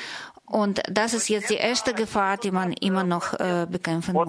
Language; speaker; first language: German; non-native, fluent; Russian